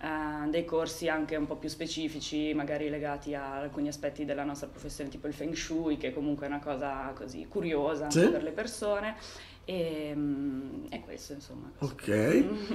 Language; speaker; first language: Italian; native; Italian